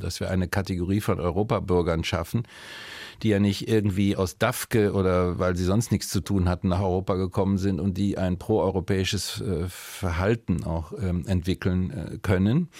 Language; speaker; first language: German; native; German